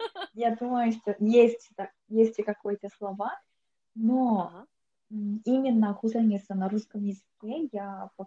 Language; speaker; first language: Russian; non-native, learner; Korean